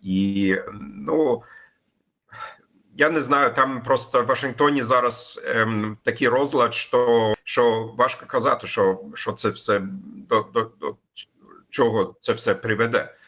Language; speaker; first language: Ukrainian; non-native, fluent; German